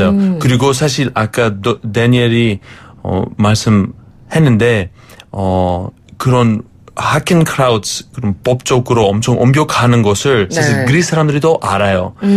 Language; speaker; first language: Korean; non-native, fluent; Greek